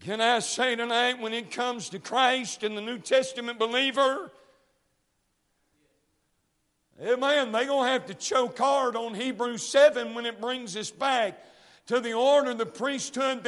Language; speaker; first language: English; native; English